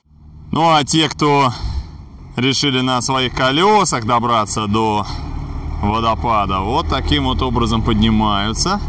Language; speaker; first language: Russian; native; Russian